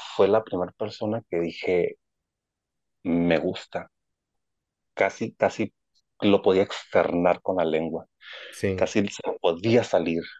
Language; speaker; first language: Spanish; native; Spanish